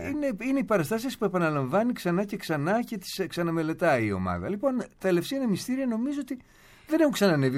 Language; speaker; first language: Greek; native; Greek